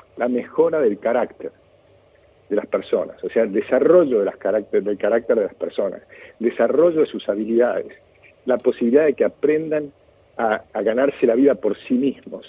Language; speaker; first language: Spanish; native; Spanish